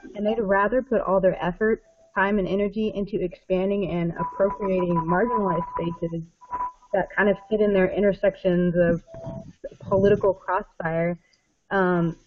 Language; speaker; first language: English; native; English